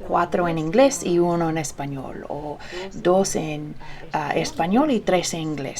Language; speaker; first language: Spanish; early bilingual, heritage; Spanish